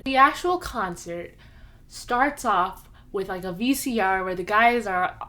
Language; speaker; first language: English; native; English